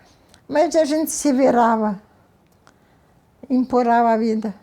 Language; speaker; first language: Portuguese; early bilingual, other home language; Ukrainian